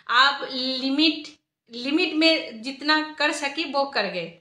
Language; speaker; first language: Hindi; non-native, local second language; Bangla